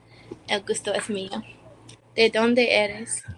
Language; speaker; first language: Spanish; non-native, learner; English